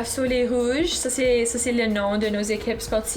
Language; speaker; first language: French; native; French